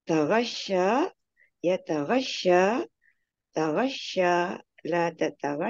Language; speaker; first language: Arabic; non-native, learner; Indonesian